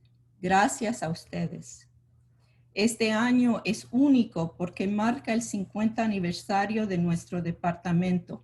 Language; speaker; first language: Spanish; early bilingual, heritage; Spanish